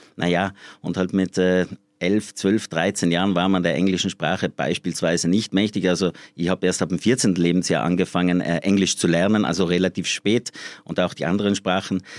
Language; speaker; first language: German; native; German